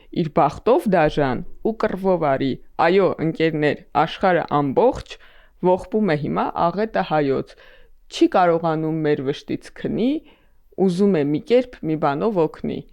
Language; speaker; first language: Armenian; native; Armenian